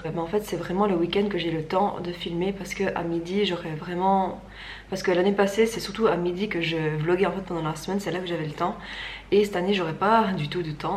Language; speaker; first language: French; native; French